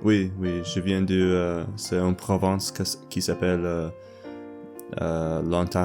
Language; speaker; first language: French; non-native, learner; English